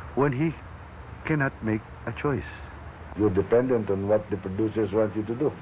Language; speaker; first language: English; non-native, local second language; Filipino